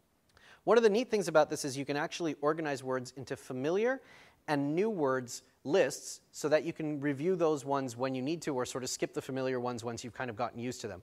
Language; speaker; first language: English; native; English